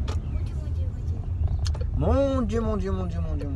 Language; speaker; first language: French; native; French